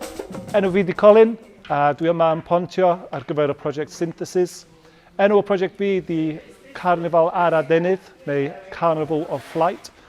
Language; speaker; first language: Welsh; non-native, fluent; English